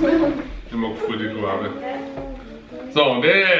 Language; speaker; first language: German; native; German